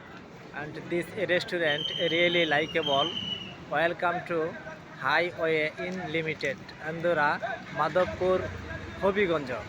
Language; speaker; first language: English; non-native, learner; Bangla